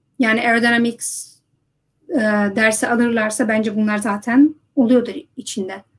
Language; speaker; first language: Turkish; early bilingual, heritage; Turkish